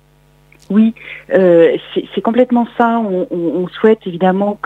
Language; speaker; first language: French; native; French